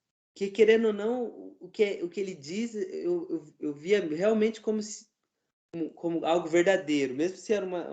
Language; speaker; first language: Portuguese; non-native, fluent; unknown